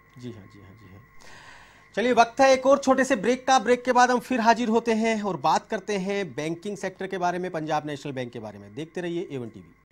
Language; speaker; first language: Hindi; native; Hindi